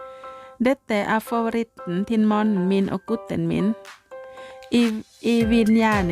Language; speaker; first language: Norwegian; non-native, learner; Thai